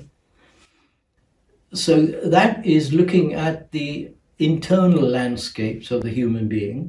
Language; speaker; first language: English; non-native, local second language; Gujarati